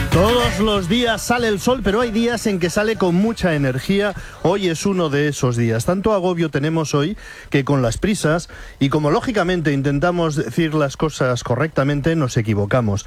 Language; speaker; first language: Spanish; native; Spanish